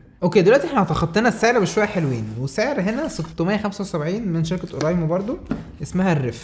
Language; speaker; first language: Arabic; native; Arabic